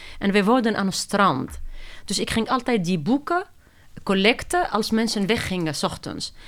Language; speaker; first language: Dutch; non-native, fluent; Arabic